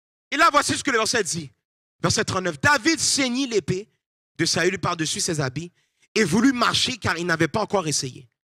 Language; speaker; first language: French; native; French